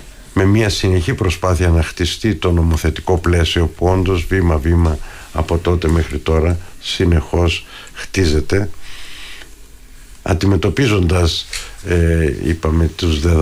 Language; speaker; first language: Greek; native; Greek